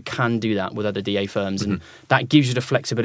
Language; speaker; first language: English; native; English